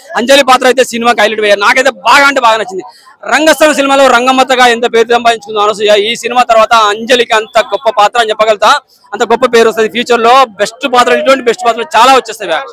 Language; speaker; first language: Telugu; native; Telugu